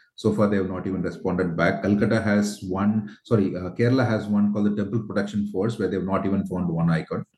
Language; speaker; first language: English; non-native, local second language; Tamil